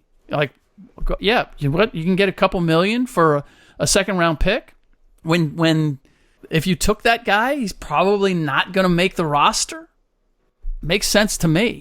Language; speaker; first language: English; native; English